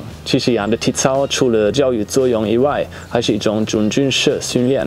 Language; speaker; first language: Chinese; non-native, fluent; German